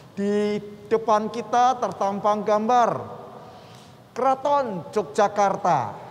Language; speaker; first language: Indonesian; native; Indonesian